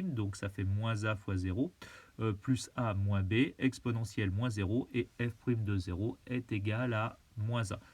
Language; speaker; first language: French; native; French